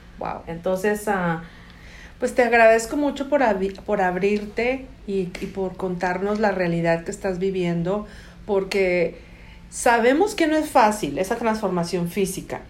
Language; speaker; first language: Spanish; native; Spanish